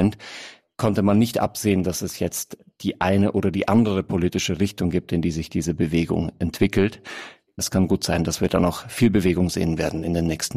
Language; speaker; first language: German; native; German